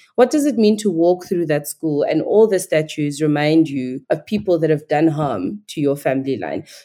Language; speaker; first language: English; non-native, local second language; Igbo